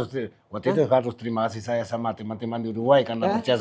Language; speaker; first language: Indonesian; non-native, fluent; Spanish